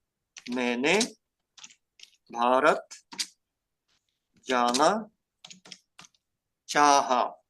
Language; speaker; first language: Hindi; non-native, fluent; Ukrainian